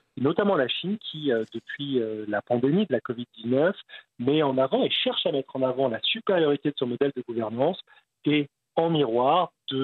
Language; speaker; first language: French; native; French